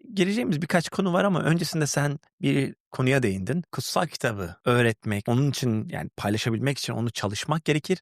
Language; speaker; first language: Turkish; native; Turkish